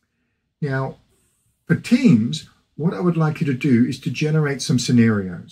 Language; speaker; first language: English; native; English